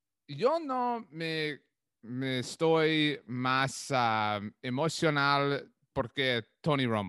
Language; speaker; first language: Spanish; non-native, learner; English